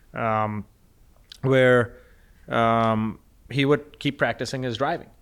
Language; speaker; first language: English; non-native, local second language; Punjabi